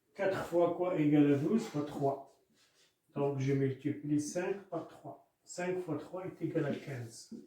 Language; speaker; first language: French; non-native, local second language; Arabic